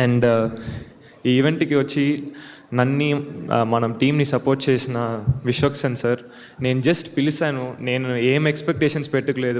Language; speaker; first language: Telugu; non-native, local second language; Tamil